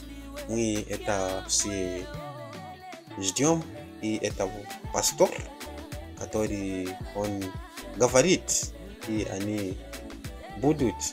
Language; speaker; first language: Russian; non-native, fluent; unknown